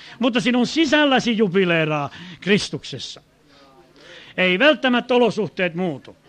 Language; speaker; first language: Finnish; native; Finnish